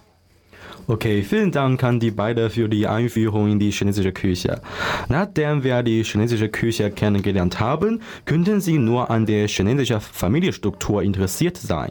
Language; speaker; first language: German; non-native, learner; Chinese